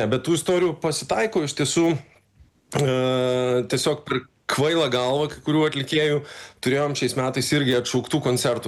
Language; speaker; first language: Lithuanian; native; Lithuanian